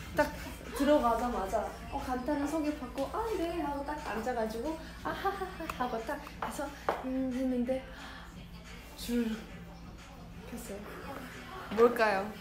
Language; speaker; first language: Korean; early bilingual, heritage; Korean